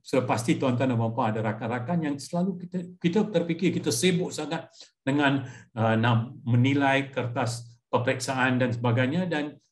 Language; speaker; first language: Malay; non-native, local second language; Punjabi